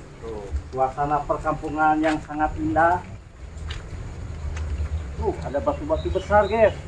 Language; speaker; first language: Indonesian; non-native, local second language; Sundanese